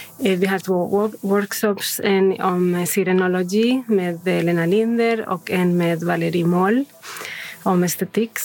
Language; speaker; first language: Swedish; non-native, fluent; Spanish